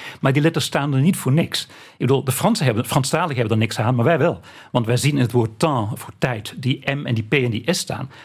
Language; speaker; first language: Dutch; native; Dutch